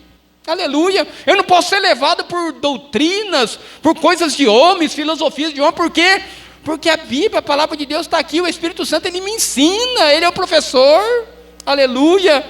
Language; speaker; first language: Portuguese; native; Portuguese